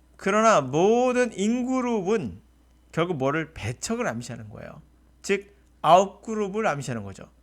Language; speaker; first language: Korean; native; Korean